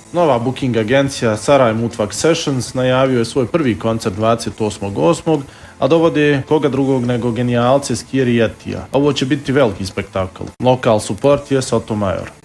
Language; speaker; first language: Bosnian; native; Bosnian